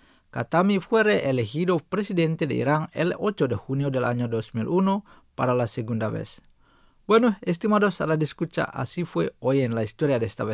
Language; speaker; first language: Spanish; non-native, fluent; Indonesian